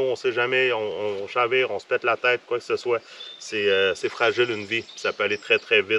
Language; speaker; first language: French; native; French